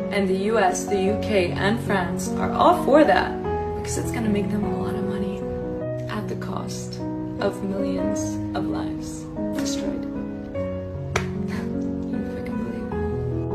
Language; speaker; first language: English; native; English